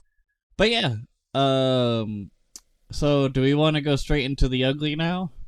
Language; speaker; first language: English; native; English